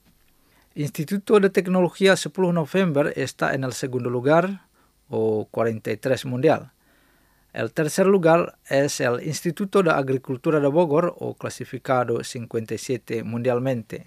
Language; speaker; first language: Spanish; non-native, fluent; Indonesian